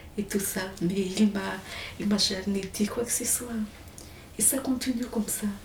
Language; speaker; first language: French; non-native, local second language; Malagasy